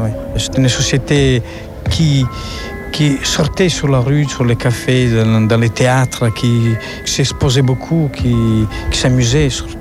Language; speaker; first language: French; non-native, fluent; Italian